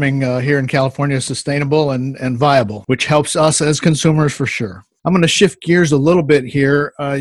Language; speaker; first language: English; native; English